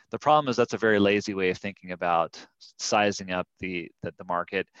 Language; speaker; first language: English; native; English